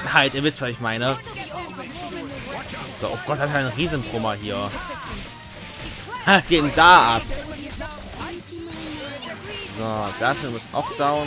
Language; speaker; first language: German; native; German